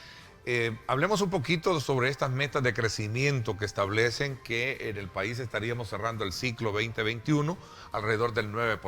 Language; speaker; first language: Spanish; native; Spanish